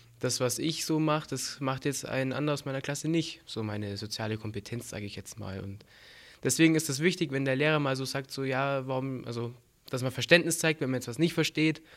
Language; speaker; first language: German; native; German